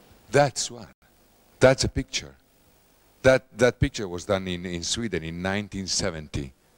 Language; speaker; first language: English; non-native, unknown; Italian